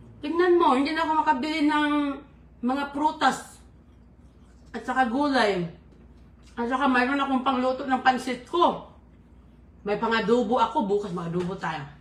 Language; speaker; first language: Filipino; non-native, local second language; Cebuano